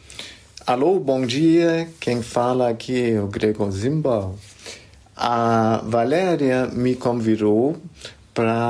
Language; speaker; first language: Portuguese; non-native, fluent; German